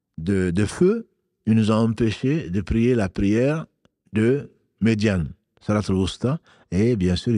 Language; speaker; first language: French; native; French